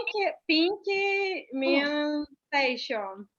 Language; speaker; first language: English; non-native, learner; Portuguese